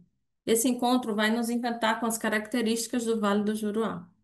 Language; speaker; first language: Portuguese; native; Portuguese